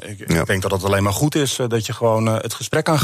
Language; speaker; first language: Dutch; native; Dutch